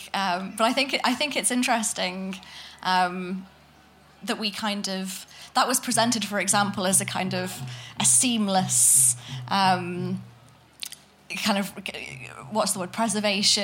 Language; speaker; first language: English; native; English